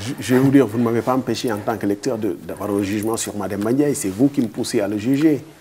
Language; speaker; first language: French; non-native, local second language; Wolof